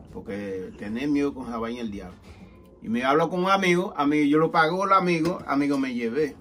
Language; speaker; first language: Spanish; non-native, learner; Haitian Creole